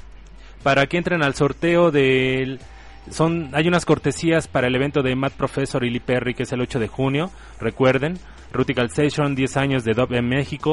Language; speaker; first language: Spanish; native; Spanish